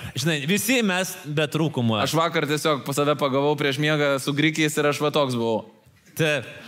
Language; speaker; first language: Lithuanian; native; Lithuanian